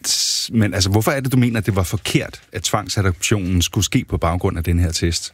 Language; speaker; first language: Danish; native; Danish